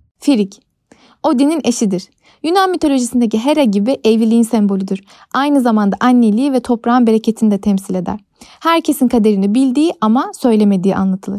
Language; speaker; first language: Turkish; native; Turkish